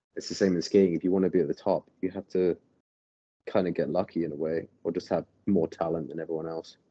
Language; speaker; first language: English; native; English